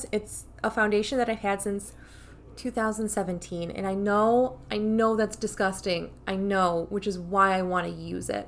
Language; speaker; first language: English; native; English